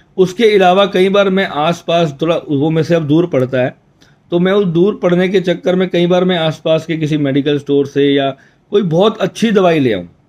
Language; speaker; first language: Hindi; native; Hindi